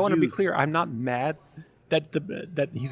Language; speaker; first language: English; native; English